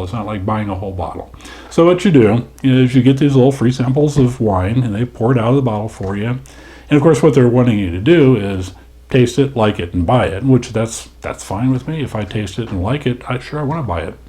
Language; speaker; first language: English; native; English